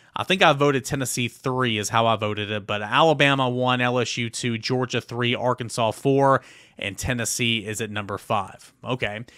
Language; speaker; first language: English; native; English